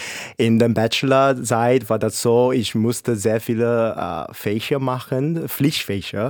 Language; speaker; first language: German; non-native, fluent; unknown